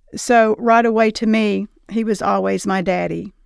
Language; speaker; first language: English; native; English